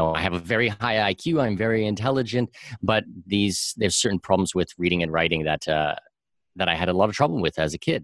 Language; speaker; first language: English; native; English